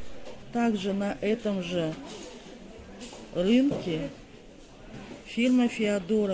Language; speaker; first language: Russian; native; Russian